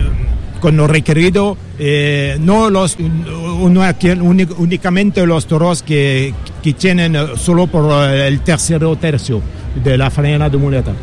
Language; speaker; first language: Spanish; non-native, learner; French